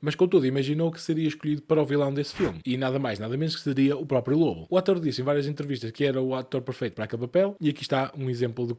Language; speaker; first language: Portuguese; native; Portuguese